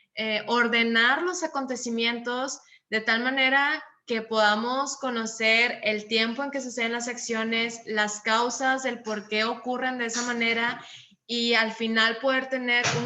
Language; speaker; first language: Spanish; native; Spanish